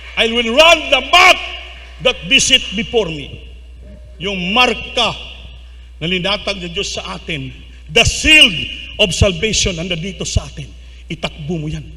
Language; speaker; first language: Filipino; non-native, local second language; Cebuano